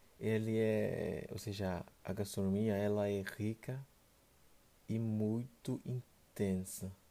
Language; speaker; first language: Portuguese; non-native, fluent; Haitian Creole